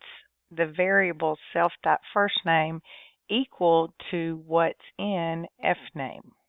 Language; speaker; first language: English; native; English